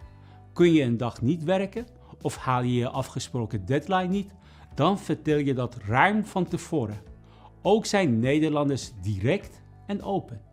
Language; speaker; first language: Dutch; non-native, fluent; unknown